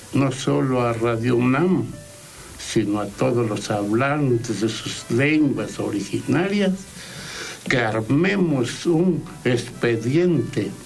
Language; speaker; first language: Spanish; non-native, local second language; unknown